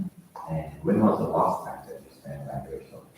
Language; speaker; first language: English; non-native, fluent; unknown